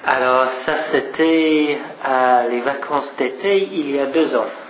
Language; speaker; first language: French; non-native, fluent; English